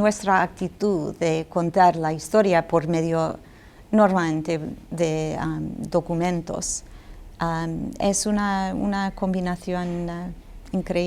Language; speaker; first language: Spanish; non-native, fluent; English